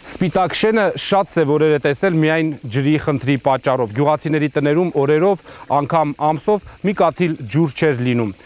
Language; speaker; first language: Armenian; native; Armenian